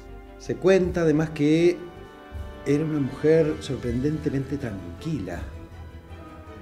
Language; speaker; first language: Spanish; native; Spanish